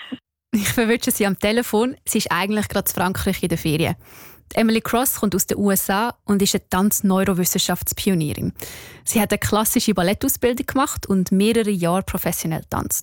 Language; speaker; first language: German; native; German